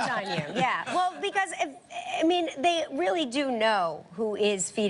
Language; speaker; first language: English; native; English